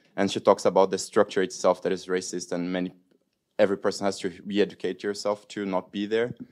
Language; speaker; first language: English; non-native, fluent; Portuguese